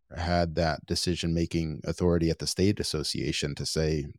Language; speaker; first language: English; early bilingual, other home language; Spanish